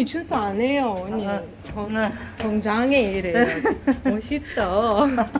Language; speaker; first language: Korean; non-native, learner; Kazakh